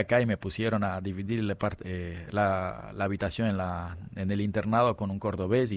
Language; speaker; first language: Spanish; non-native, fluent; Kabuverdianu